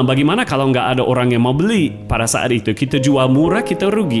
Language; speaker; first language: Malay; non-native, fluent; English